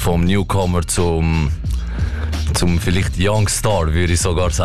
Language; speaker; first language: German; native; German